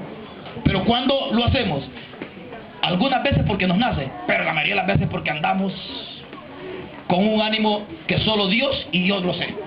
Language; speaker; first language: Spanish; native; Spanish